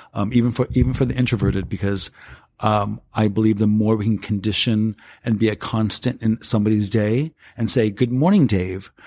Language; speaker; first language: English; native; English